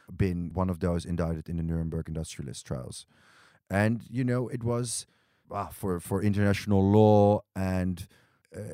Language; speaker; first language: English; non-native, fluent; Dutch